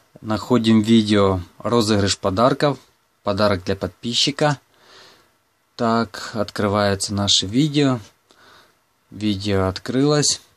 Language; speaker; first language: Russian; non-native, local second language; Ukrainian